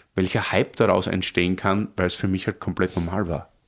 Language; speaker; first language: German; native; German